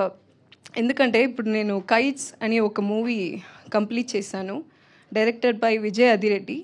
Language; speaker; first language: Telugu; non-native, learner; Tamil